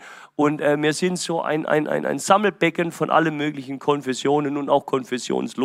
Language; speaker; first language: German; native; German